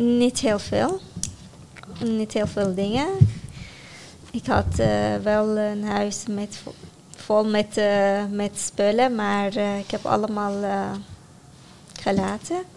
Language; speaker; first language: Dutch; non-native, learner; Arabic